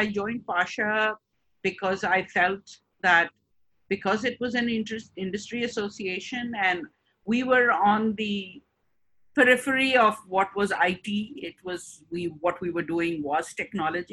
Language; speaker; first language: English; non-native, local second language; Urdu